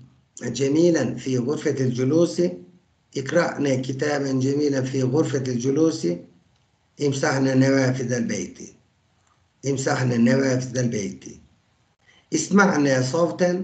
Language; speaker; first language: Arabic; non-native, fluent; Turkish